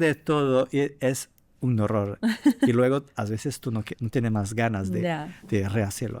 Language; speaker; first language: Spanish; non-native, fluent; Portuguese